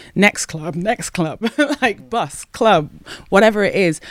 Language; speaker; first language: English; native; English